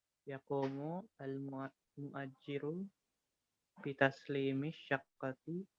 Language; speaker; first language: Arabic; non-native, learner; Indonesian